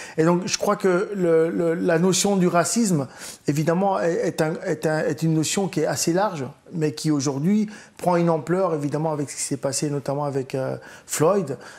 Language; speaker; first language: French; early bilingual, other home language; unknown